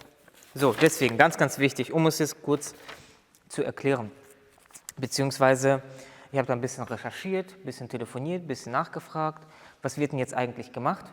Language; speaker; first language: German; native; German